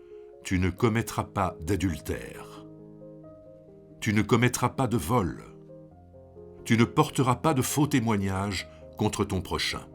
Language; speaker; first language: French; native; French